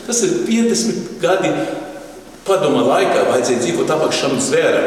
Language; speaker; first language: Latvian; early bilingual, heritage; Latvian